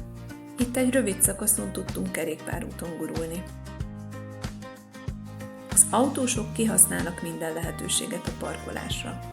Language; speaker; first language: Hungarian; native; Hungarian